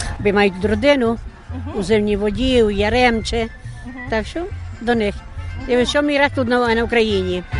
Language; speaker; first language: Ukrainian; early bilingual, heritage; Ukrainian